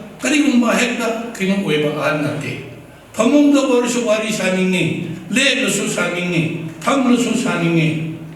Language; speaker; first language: Manipuri; non-native, local second language; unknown